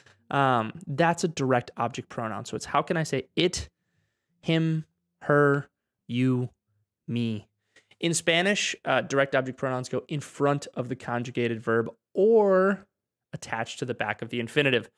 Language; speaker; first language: English; native; English